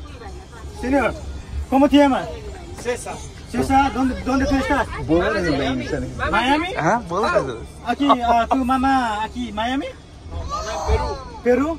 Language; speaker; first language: Spanish; non-native, learner; Nepali